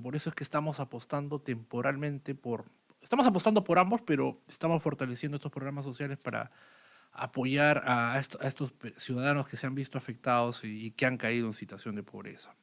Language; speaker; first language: Spanish; native; Spanish